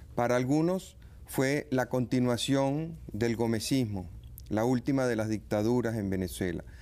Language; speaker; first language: Spanish; native; Spanish